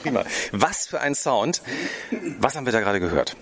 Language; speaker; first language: German; native; German